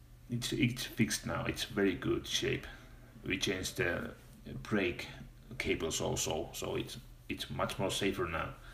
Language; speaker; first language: English; non-native, fluent; Finnish